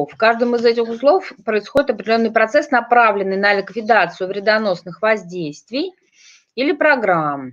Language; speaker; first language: Russian; native; Russian